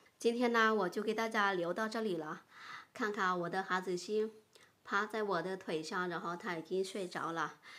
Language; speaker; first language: Chinese; non-native, fluent; Lao